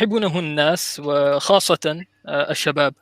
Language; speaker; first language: Arabic; non-native, learner; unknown